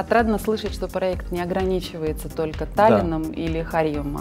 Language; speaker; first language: Russian; native; Russian